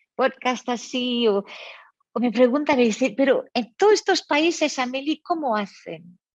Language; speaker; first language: Spanish; non-native, fluent; French